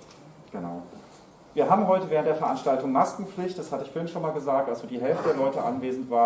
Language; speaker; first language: German; native; German